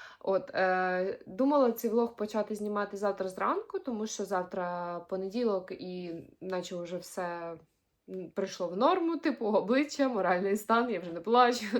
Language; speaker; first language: Ukrainian; native; Ukrainian